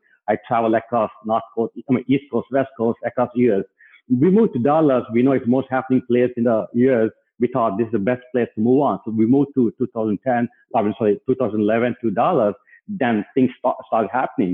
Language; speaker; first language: English; non-native, local second language; Telugu